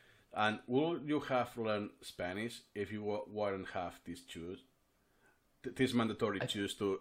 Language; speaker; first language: English; non-native, fluent; Spanish